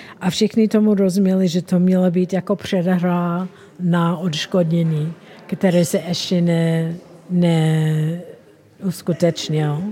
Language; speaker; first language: Czech; non-native, fluent; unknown